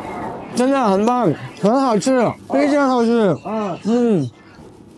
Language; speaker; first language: Chinese; non-native, learner; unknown